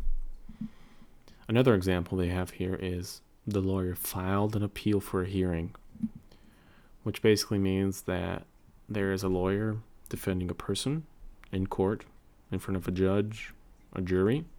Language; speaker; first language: English; native; English